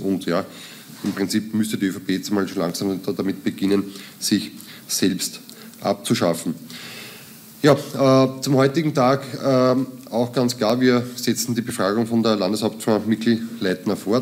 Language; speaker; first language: German; native; German